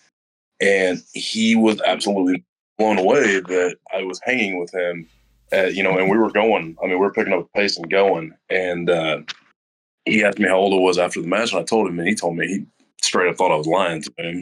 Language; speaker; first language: English; native; English